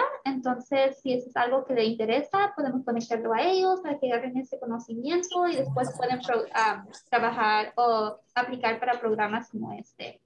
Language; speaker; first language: Spanish; early bilingual, heritage; Spanish